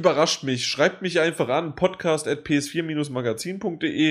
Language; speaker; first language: German; native; German